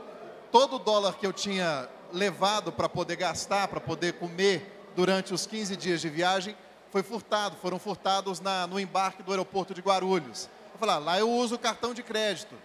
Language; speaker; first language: Portuguese; native; Portuguese